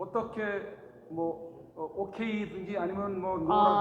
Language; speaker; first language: Korean; native; Korean